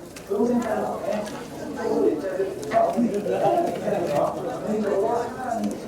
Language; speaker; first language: Korean; native; Korean